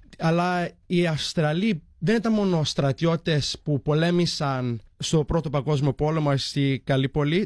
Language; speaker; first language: Greek; early bilingual, heritage; Greek